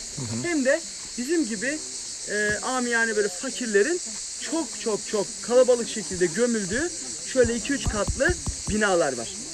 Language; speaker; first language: Turkish; native; Turkish